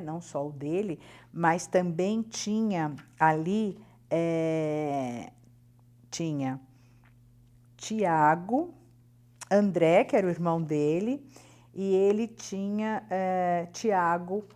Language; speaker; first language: Portuguese; native; Portuguese